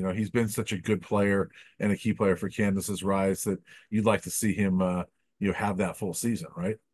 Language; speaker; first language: English; native; English